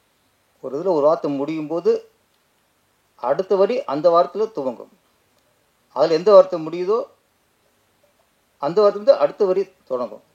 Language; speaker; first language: Tamil; native; Tamil